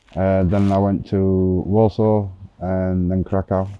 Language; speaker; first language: English; native; English